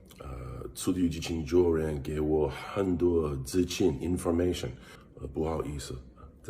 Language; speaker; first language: Chinese; non-native, learner; English